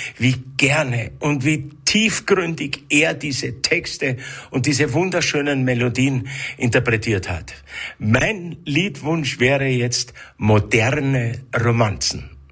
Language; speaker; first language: German; native; German